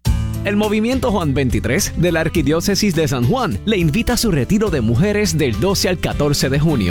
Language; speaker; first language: Spanish; native; Spanish